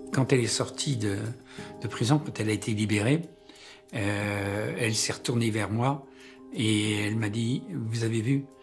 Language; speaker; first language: French; native; French